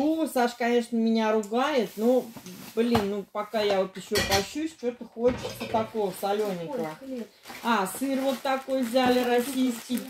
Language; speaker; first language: Russian; native; Russian